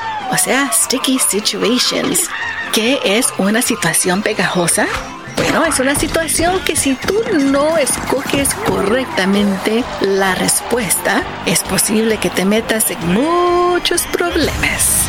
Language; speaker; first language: Spanish; native; Spanish